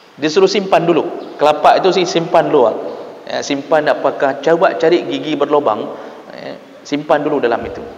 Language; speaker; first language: Malay; non-native, local second language; Achinese